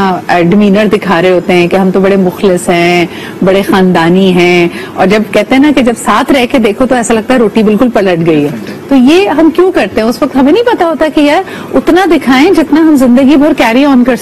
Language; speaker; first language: Urdu; native; Urdu